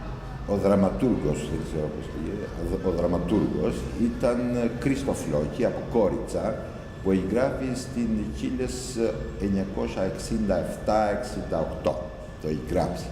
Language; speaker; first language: Greek; non-native, learner; Albanian